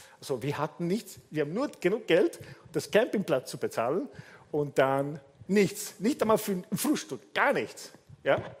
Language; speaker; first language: German; non-native, fluent; Italian